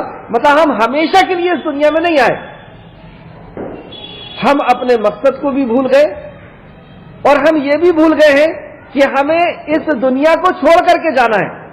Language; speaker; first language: Urdu; native; Urdu